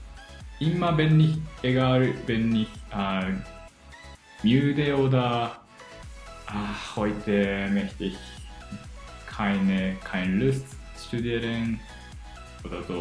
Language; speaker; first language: German; non-native, learner; Japanese